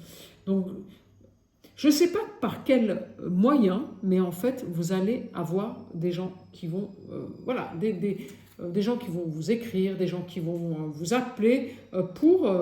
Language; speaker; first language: French; native; French